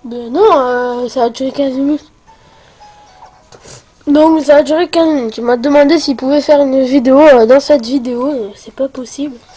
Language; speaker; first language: French; native; French